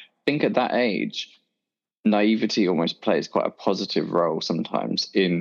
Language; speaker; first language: English; native; English